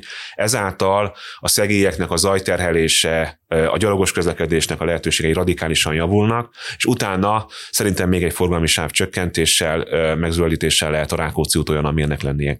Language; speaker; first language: Hungarian; native; Hungarian